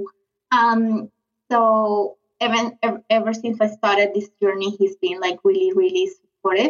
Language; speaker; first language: English; non-native, fluent; Spanish